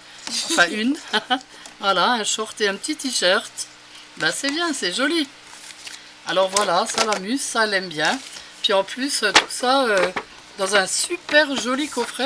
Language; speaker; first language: French; native; French